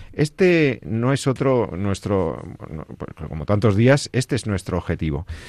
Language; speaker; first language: Spanish; native; Spanish